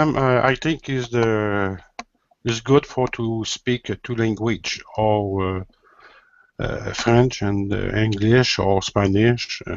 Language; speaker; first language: English; non-native, learner; French